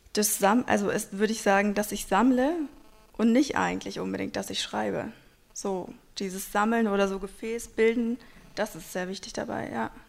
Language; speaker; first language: German; non-native, local second language; Russian